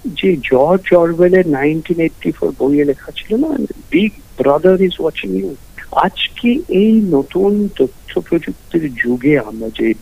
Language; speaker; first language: Bangla; early bilingual, heritage; Bangla